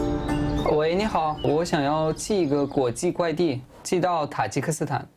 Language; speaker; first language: Chinese; non-native, fluent; Tajik